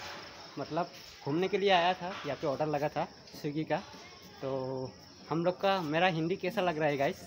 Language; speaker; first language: Hindi; non-native, local second language; Assamese